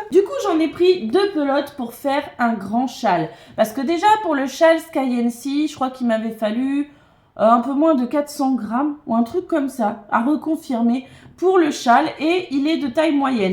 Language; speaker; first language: French; native; French